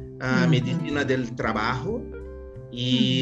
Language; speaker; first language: Spanish; non-native, learner; Portuguese